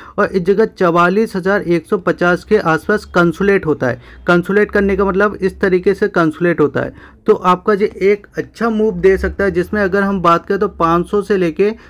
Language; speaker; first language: Hindi; native; Hindi